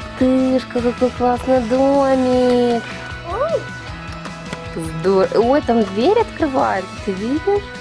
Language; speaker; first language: Russian; native; Russian